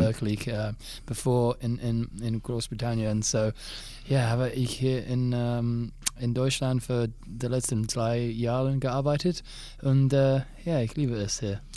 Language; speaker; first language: German; non-native, learner; English